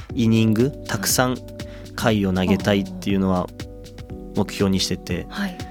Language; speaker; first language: Japanese; native; Japanese